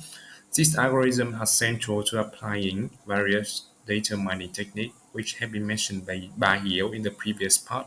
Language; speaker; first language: English; non-native, learner; Vietnamese